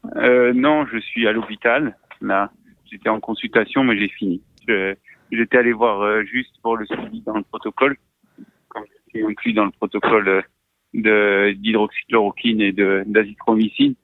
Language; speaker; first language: French; native; French